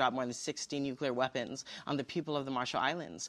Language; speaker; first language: English; native; English